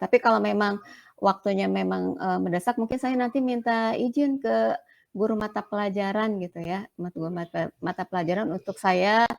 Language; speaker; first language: Indonesian; non-native, local second language; Sundanese